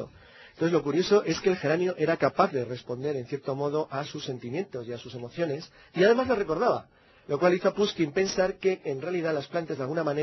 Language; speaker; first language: Spanish; native; Spanish